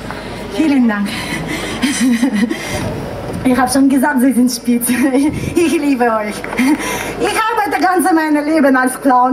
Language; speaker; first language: German; non-native, learner; Russian